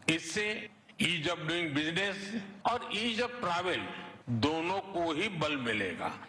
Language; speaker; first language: Hindi; non-native, local second language; Gujarati